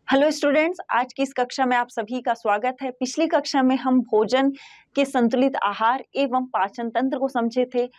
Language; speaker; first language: Hindi; native; Hindi